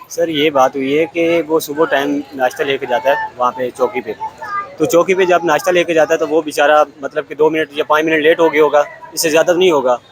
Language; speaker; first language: Urdu; non-native, local second language; Punjabi